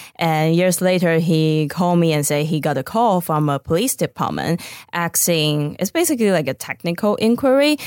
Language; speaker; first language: English; non-native, fluent; Chinese